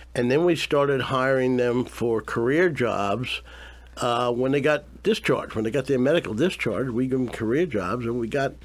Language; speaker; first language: English; native; English